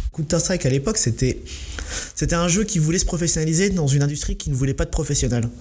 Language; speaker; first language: French; native; French